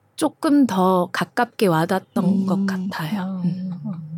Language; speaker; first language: Korean; early bilingual, heritage; Dutch